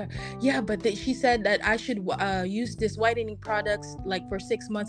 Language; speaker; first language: English; non-native, local second language; Filipino